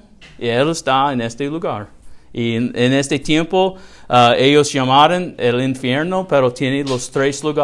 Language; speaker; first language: Spanish; non-native, learner; English